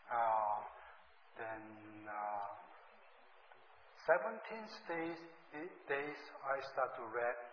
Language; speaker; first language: English; non-native, learner; Korean